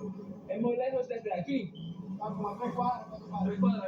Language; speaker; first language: Spanish; non-native, learner; English